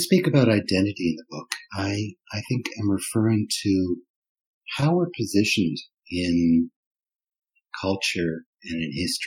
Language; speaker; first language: English; non-native, fluent; German